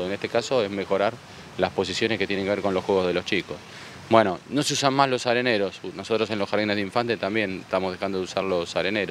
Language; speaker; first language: Spanish; native; Spanish